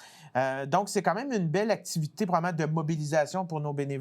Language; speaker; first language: French; native; French